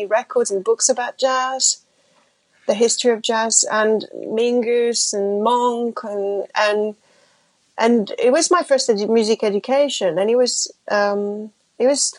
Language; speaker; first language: English; non-native, fluent; French